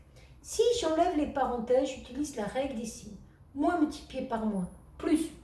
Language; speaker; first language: French; native; French